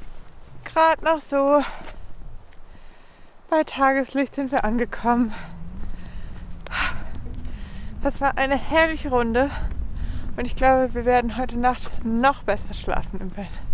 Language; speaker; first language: German; native; German